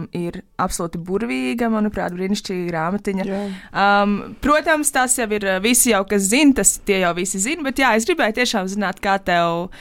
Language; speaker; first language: Latvian; native; Latvian